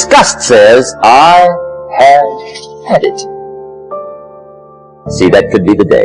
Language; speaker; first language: English; native; English